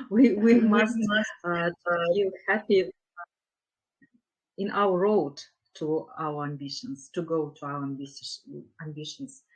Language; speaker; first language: English; non-native, learner; Russian